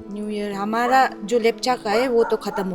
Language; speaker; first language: Hindi; non-native, local second language; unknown